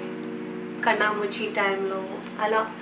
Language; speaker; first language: Telugu; non-native, learner; Malayalam